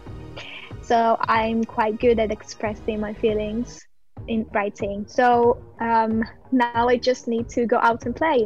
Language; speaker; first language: English; non-native, fluent; Italian